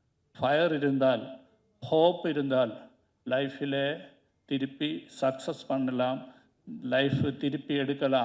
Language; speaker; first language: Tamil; non-native, learner; Malayalam